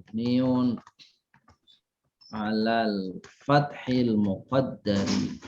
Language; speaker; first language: Arabic; non-native, fluent; Indonesian